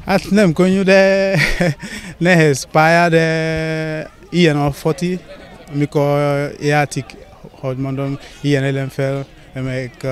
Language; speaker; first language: Hungarian; non-native, learner; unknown